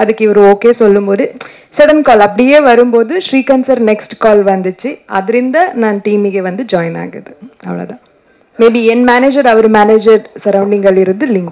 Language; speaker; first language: Tamil; non-native, learner; Kannada